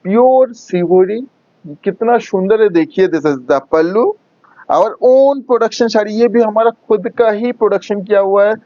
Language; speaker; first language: Hindi; non-native, local second language; Bangla